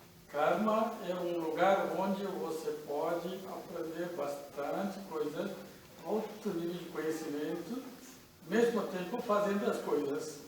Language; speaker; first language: Portuguese; non-native, learner; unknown